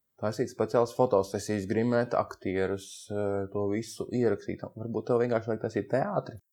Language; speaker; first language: Latvian; native; Latvian